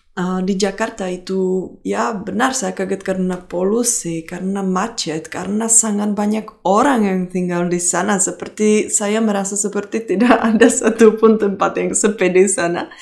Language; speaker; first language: Indonesian; non-native, fluent; Czech